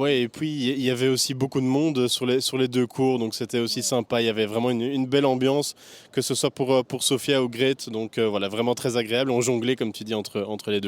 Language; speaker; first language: French; native; French